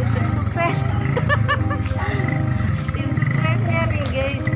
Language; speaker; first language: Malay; non-native, local second language; Sundanese